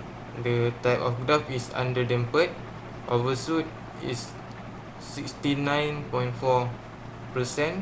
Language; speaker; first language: English; non-native, learner; Malay